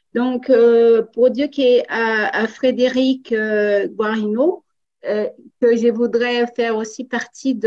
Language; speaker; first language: French; non-native, fluent; Portuguese